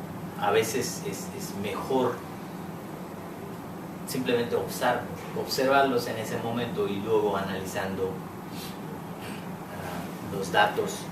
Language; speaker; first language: Spanish; non-native, fluent; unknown